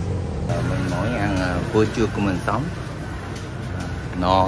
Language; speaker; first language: Vietnamese; non-native, learner; Korean